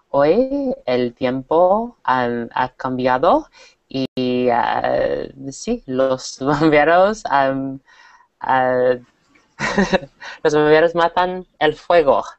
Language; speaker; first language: Spanish; non-native, learner; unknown